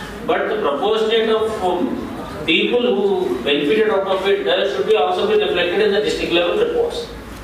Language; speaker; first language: English; non-native, local second language; Telugu